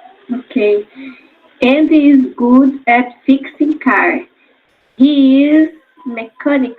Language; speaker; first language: English; non-native, learner; Spanish